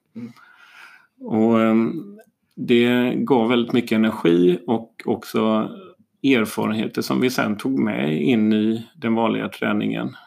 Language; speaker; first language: Swedish; native; Swedish